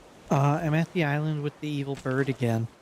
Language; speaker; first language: English; native; English